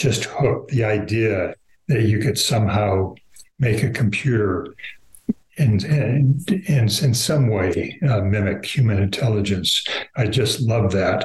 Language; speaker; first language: English; native; English